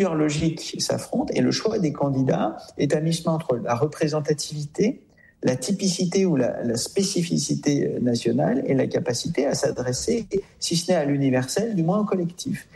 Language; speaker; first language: French; native; French